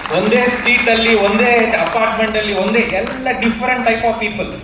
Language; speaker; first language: Kannada; non-native, local second language; Tamil